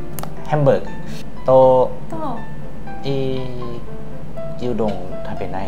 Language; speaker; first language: Japanese; non-native, learner; Thai